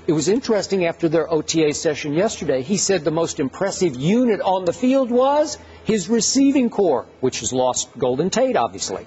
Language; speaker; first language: English; native; English